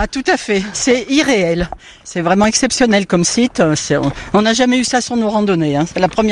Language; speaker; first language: French; native; French